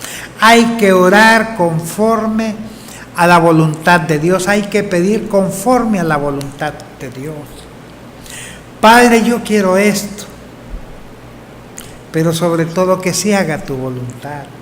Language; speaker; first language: Spanish; native; Spanish